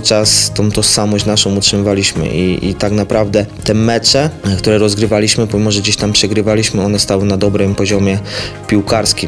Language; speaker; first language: Polish; native; Polish